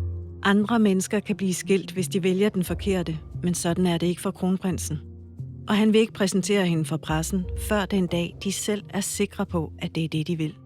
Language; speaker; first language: Danish; native; Danish